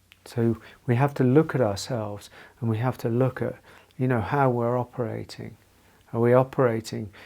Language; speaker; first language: English; native; English